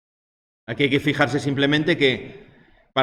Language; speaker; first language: Spanish; native; Spanish